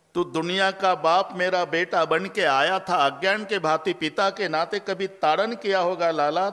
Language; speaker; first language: Hindi; non-native, local second language; Marathi